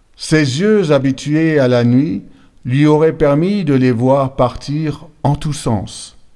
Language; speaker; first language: French; native; French